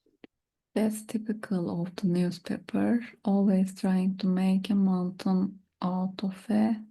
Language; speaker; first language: English; non-native, learner; Turkish